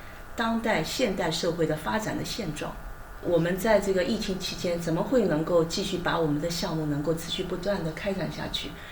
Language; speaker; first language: Chinese; native; Chinese